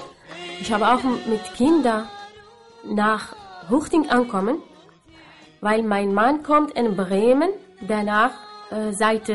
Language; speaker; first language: German; non-native, learner; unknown